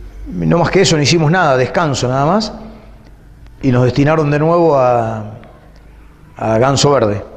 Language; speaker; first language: Spanish; native; Spanish